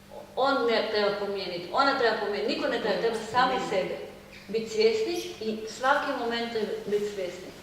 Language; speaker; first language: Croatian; non-native, learner; Hebrew